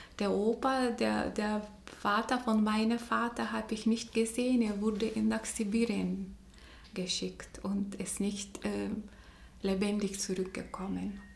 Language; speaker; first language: German; non-native, fluent; Lithuanian